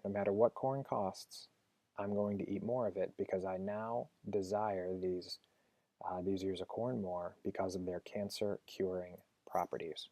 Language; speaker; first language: English; native; English